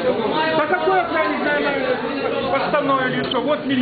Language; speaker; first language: Russian; native; Russian